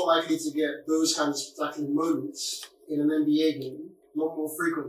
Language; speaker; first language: English; non-native, local second language; Yoruba